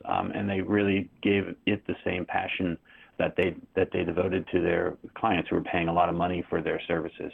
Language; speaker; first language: English; native; English